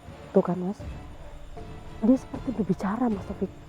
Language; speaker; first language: Indonesian; native; Indonesian